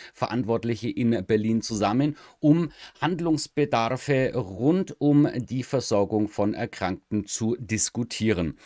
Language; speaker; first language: German; native; German